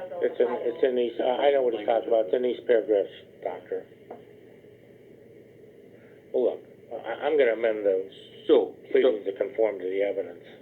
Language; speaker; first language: English; native; English